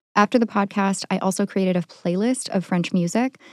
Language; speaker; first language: English; native; English